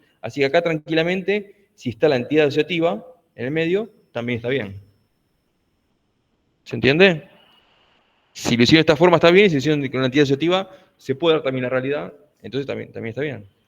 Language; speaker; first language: Spanish; native; Spanish